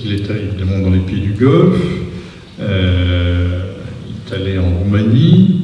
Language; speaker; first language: French; native; French